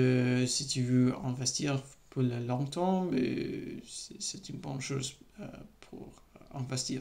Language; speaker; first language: French; non-native, learner; English